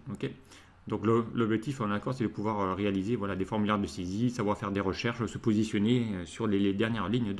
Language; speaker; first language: French; native; French